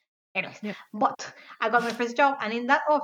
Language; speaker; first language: English; non-native, fluent; Spanish